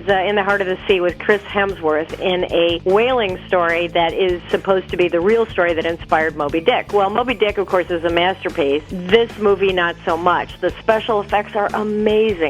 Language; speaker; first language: English; native; English